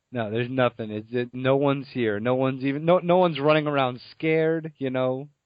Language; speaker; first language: English; native; English